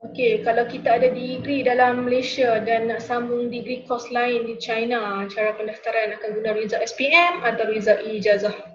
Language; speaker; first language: Malay; native; Malay